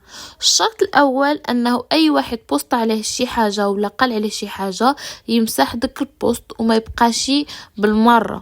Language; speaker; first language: Arabic; native; Arabic